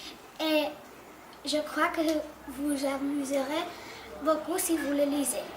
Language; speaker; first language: French; non-native, learner; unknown